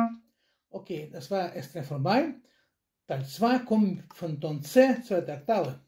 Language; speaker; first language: German; non-native, fluent; Russian